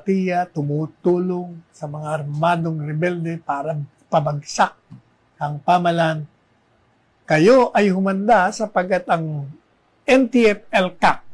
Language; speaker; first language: Filipino; native; Filipino